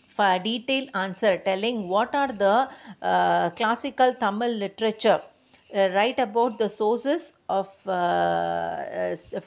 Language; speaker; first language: English; non-native, local second language; Tamil